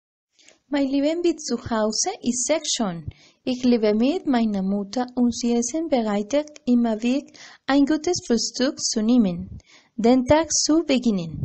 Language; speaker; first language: German; non-native, learner; Spanish